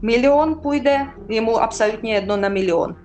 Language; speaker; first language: Czech; non-native, learner; Russian